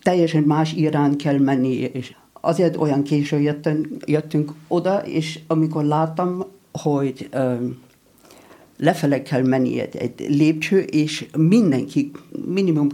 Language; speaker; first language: Hungarian; non-native, learner; German